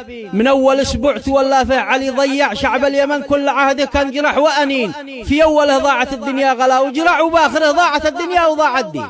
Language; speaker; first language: Arabic; native; Arabic